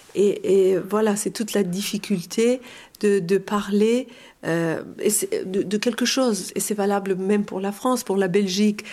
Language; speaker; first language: French; non-native, fluent; Persian